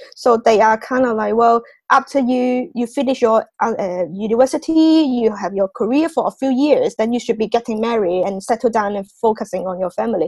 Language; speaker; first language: English; non-native, local second language; Cantonese